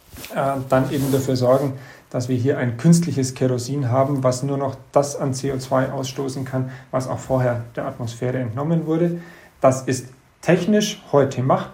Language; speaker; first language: German; native; German